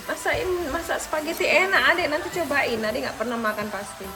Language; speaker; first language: Indonesian; native; Indonesian